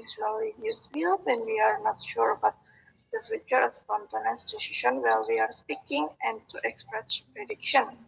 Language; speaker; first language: English; non-native, fluent; Indonesian